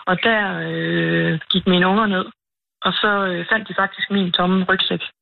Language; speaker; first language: Danish; native; Danish